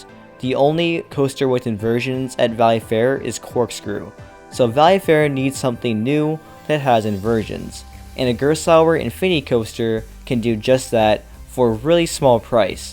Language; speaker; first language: English; native; English